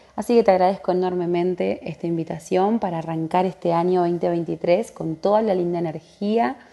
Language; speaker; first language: Spanish; native; Spanish